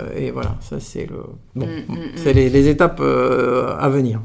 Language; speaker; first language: French; native; French